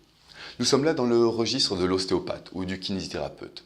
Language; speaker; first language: French; native; French